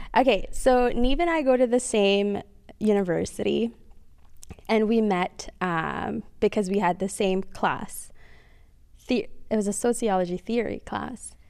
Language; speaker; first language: English; early bilingual, other home language; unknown